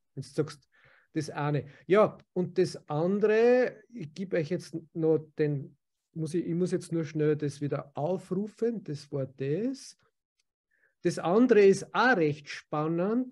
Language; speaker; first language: German; native; German